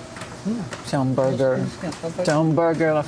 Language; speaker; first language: French; early bilingual, heritage; Portuguese